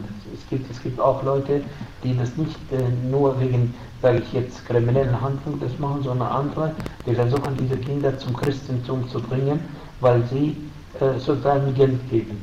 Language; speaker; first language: German; non-native, fluent; Arabic